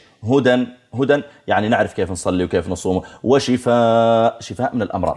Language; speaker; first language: Arabic; native; Arabic